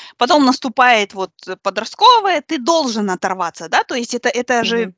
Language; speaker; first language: Russian; native; Russian